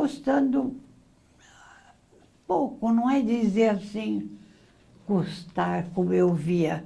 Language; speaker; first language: Portuguese; early bilingual, other home language; Arabic